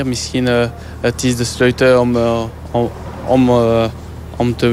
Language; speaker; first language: Dutch; non-native, learner; French